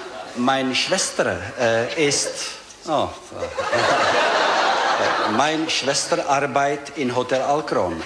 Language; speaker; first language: German; non-native, learner; Czech